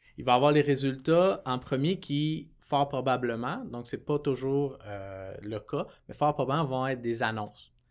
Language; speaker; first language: French; native; French